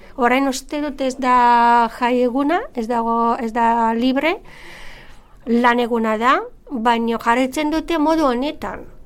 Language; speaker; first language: Basque; non-native, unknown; Bulgarian